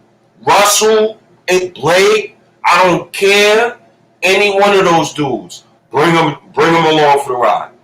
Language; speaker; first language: English; native; English